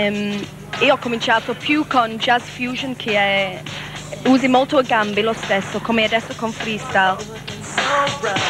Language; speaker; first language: Italian; non-native, learner; English